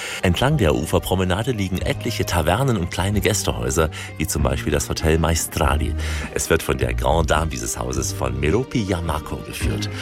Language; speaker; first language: German; native; German